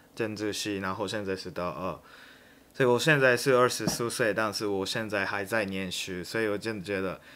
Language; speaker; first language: Chinese; non-native, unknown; Japanese